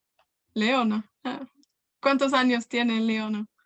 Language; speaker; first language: Spanish; non-native, fluent; Welsh